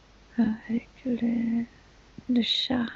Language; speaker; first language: French; non-native, fluent; Spanish